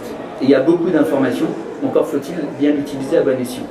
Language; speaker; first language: French; native; French